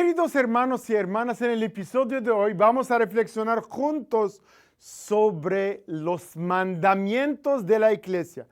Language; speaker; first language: Spanish; non-native, fluent; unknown